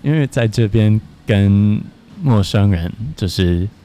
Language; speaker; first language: Chinese; non-native, fluent; English